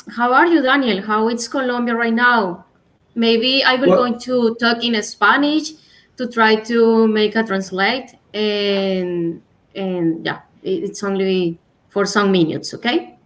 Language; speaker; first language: English; non-native, learner; Spanish